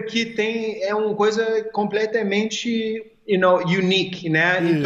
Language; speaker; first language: Portuguese; early bilingual, heritage; English